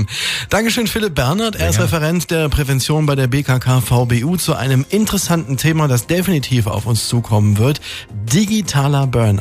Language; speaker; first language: German; native; German